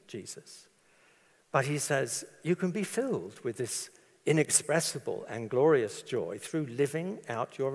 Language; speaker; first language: English; native; English